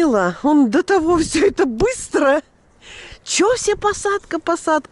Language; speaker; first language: Russian; native; Russian